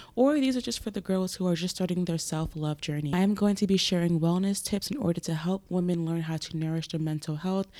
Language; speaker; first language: English; native; English